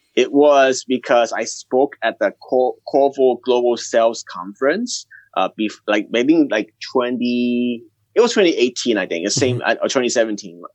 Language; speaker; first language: English; early bilingual, other home language; Cantonese